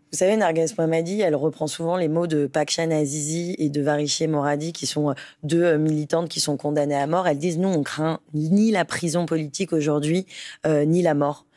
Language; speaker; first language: French; early bilingual, other home language; Persian